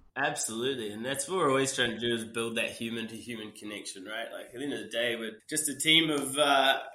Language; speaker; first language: English; native; English